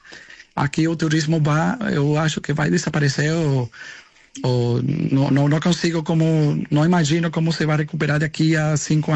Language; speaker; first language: Portuguese; non-native, learner; Spanish